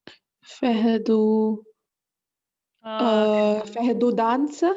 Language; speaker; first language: French; non-native, learner; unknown